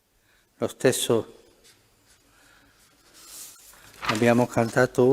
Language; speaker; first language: Italian; early bilingual, heritage; Spanish